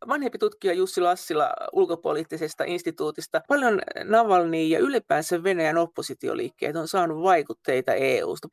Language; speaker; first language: Finnish; native; Finnish